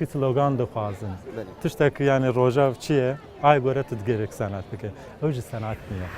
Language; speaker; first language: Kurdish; non-native, local second language; Zaza